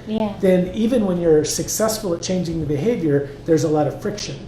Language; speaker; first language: English; native; English